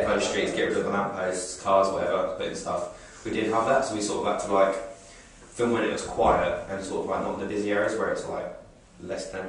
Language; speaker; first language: English; native; English